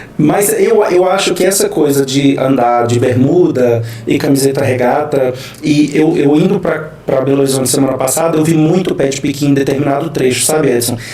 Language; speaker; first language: Portuguese; native; Portuguese